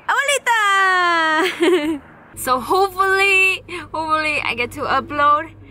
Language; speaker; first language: English; early bilingual, other home language; Spanish